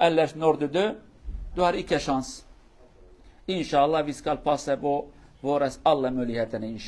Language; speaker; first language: Norwegian; non-native, learner; Kurdish